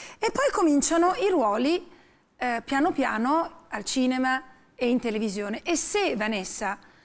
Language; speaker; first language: Italian; native; Italian